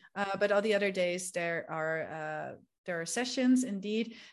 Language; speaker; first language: English; non-native, fluent; Dutch